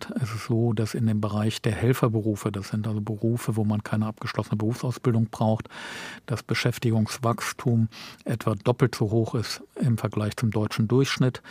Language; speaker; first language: German; native; German